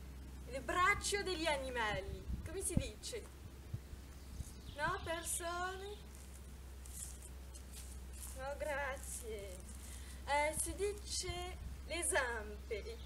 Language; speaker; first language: Italian; non-native, learner; French